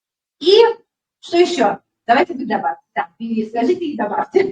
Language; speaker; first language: Russian; non-native, local second language; Uzbek